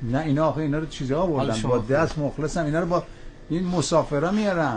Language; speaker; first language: Persian; native; Persian